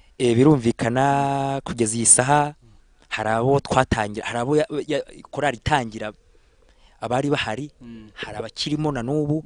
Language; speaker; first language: Kinyarwanda; native; Kinyarwanda